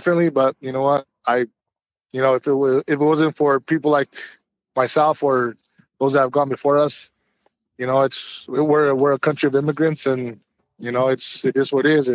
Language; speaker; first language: English; native; English